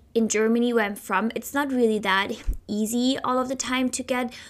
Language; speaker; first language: English; non-native, fluent; German